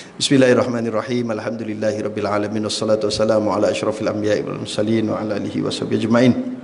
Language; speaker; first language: Malay; native; Malay